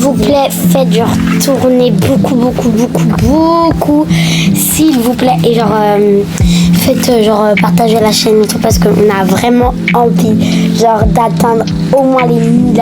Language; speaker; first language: French; native; French